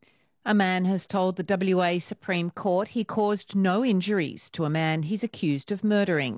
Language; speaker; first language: English; native; English